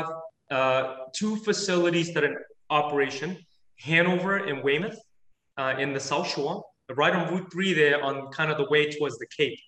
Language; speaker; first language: English; native; English